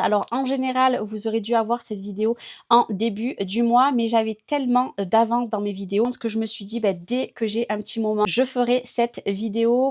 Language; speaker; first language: French; native; French